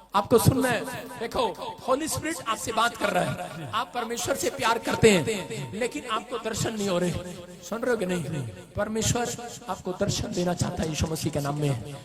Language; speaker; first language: Hindi; non-native, local second language; Punjabi